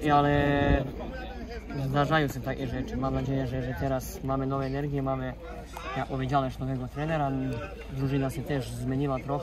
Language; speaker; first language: Polish; non-native, fluent; Serbian